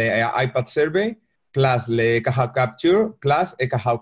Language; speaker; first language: French; non-native, learner; Spanish